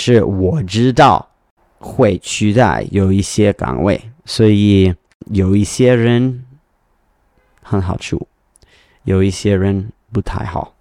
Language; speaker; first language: Chinese; non-native, learner; English